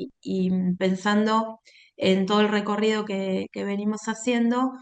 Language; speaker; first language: Spanish; native; Spanish